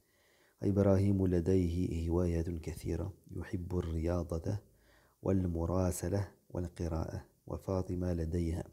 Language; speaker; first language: Arabic; non-native, fluent; French